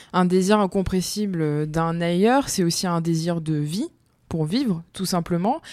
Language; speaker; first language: French; native; French